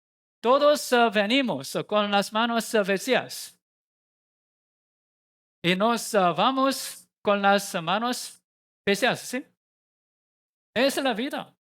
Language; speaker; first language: Spanish; non-native, learner; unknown